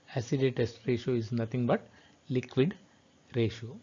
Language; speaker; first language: English; non-native, local second language; Kannada